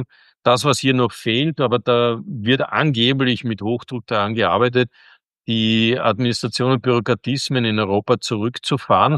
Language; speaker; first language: German; native; German